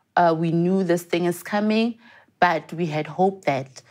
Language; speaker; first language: English; non-native, local second language; Southern Sotho